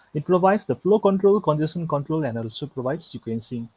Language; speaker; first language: English; non-native, local second language; Nepali